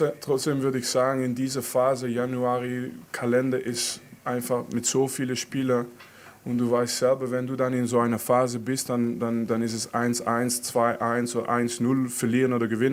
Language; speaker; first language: German; non-native, fluent; French